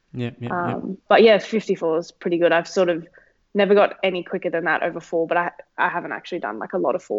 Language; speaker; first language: English; native; English